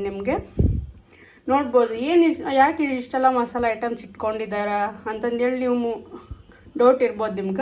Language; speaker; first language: Kannada; native; Kannada